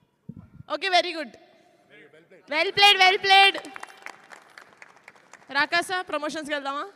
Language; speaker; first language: Telugu; native; Telugu